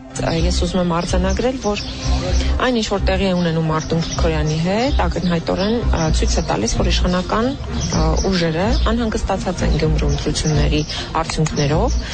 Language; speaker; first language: Armenian; native; Armenian